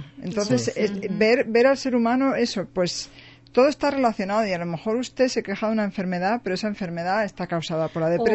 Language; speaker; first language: Spanish; native; Spanish